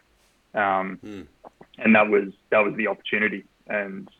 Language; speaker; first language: English; native; English